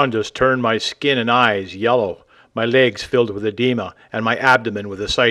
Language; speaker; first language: English; native; English